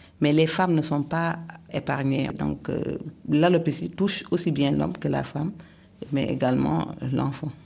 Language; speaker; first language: French; non-native, local second language; Wolof